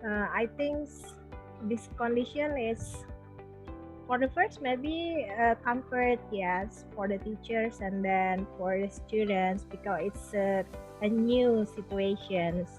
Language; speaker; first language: English; non-native, local second language; Indonesian